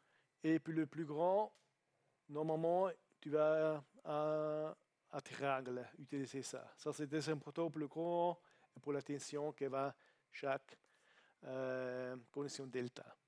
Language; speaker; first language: French; non-native, learner; Italian